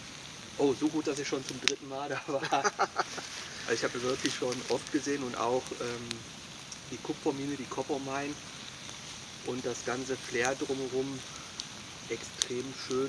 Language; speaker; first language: German; native; German